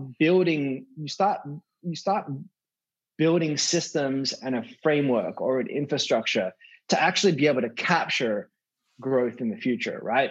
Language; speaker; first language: English; native; English